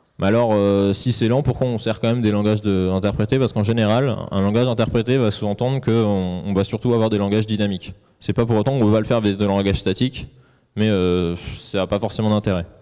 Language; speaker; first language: French; native; French